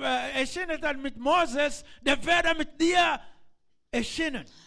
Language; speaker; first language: German; non-native, learner; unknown